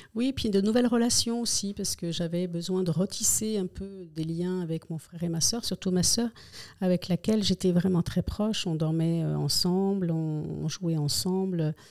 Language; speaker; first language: French; early bilingual, other home language; Spanish